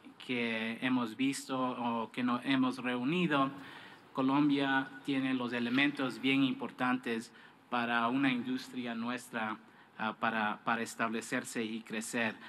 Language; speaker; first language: Spanish; non-native, fluent; English